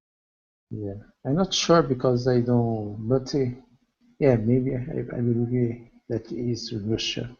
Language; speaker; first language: English; non-native, learner; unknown